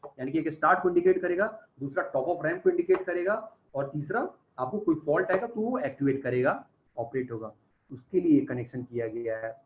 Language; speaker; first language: Hindi; native; Hindi